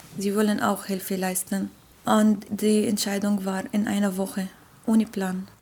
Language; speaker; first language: German; non-native, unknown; Arabic